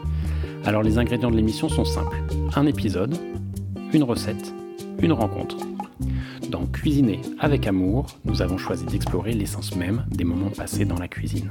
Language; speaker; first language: French; native; French